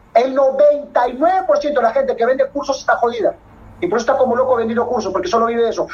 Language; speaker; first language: Spanish; native; Spanish